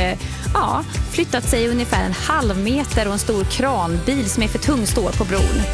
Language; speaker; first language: Swedish; native; Swedish